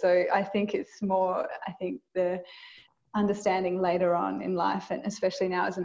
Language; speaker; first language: English; native; English